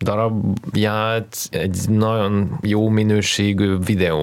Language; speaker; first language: Hungarian; non-native, fluent; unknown